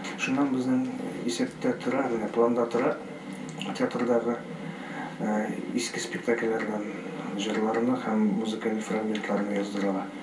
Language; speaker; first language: Tatar; early bilingual, heritage; Tatar